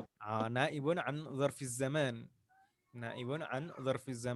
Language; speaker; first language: Arabic; non-native, fluent; Indonesian